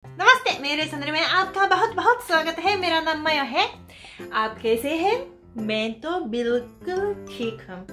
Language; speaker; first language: Hindi; non-native, fluent; Japanese